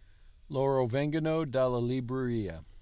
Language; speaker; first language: Italian; non-native, learner; English